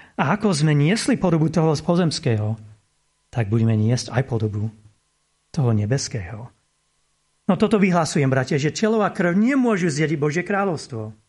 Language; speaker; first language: Slovak; non-native, fluent; English